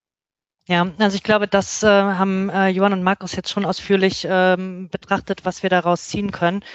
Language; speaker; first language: German; native; German